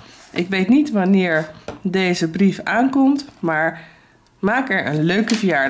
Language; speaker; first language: Dutch; native; Dutch